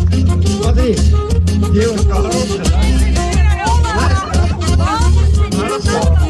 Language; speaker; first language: Russian; non-native, fluent; Estonian